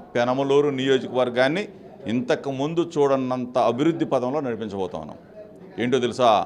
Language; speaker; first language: Telugu; native; Telugu